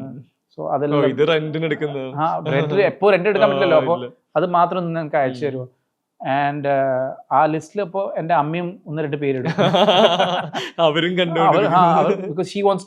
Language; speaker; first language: Malayalam; early bilingual, heritage; Malayalam